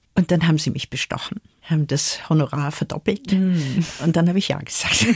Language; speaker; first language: German; native; German